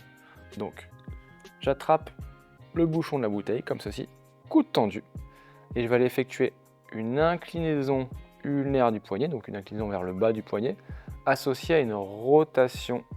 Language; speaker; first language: French; native; French